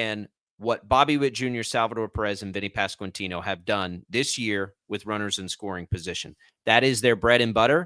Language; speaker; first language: English; native; English